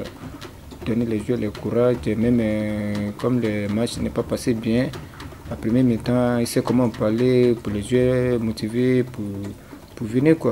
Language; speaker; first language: French; non-native, learner; English